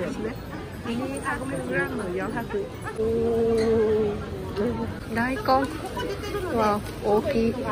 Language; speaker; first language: Japanese; non-native, learner; Vietnamese